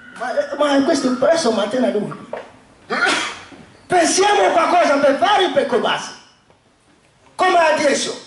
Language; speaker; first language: Italian; non-native, learner; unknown